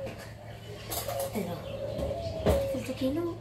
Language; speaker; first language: Spanish; early bilingual, heritage; Spanish